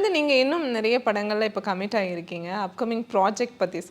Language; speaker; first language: Tamil; native; Tamil